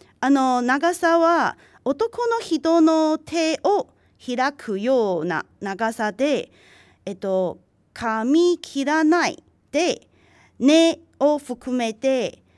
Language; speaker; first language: Japanese; non-native, fluent; Chinese